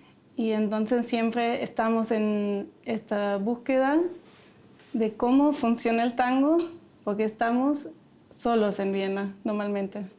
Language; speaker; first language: Spanish; non-native, fluent; German